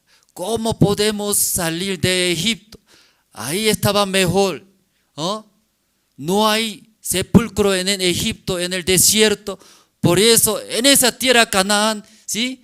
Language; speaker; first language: Spanish; non-native, learner; Korean